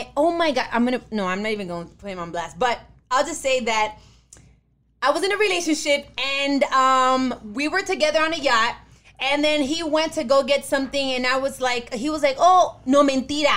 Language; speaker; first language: English; early bilingual, other home language; Spanish